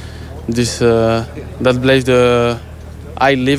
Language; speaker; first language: Dutch; non-native, local second language; French